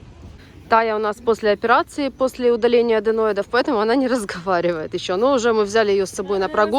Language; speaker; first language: Russian; native; Russian